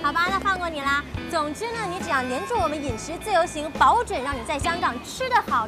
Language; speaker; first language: Chinese; native; Chinese